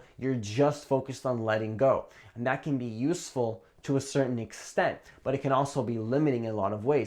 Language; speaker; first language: English; native; English